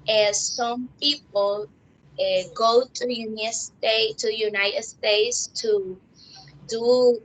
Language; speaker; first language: English; non-native, learner; Spanish